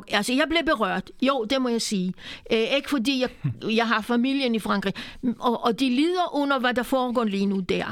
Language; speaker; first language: Danish; non-native, fluent; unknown